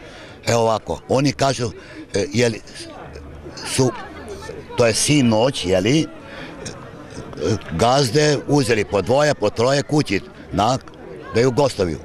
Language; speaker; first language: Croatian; early bilingual, heritage; Serbian